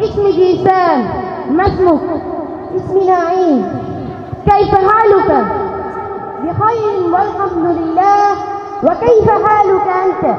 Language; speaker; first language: Arabic; non-native, learner; Bangla